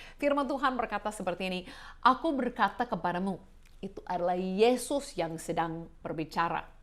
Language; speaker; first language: Indonesian; non-native, fluent; English